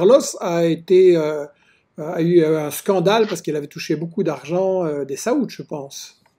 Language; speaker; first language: French; native; French